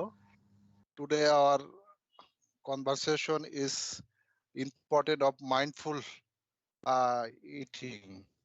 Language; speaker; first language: English; non-native, learner; Bangla